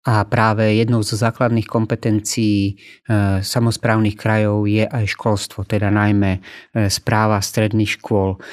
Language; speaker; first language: Slovak; native; Slovak